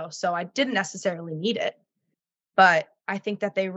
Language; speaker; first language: English; native; English